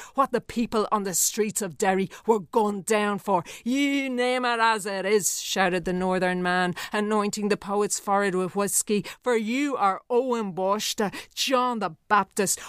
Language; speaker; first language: English; native; English